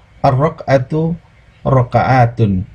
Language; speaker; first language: Arabic; non-native, fluent; Indonesian